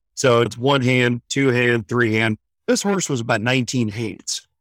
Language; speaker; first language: English; native; English